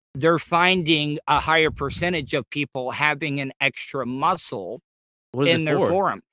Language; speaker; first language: English; native; English